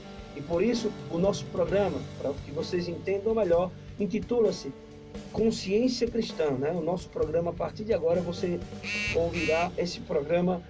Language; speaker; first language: Portuguese; native; Portuguese